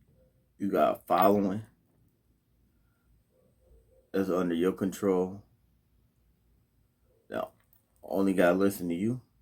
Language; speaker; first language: English; native; English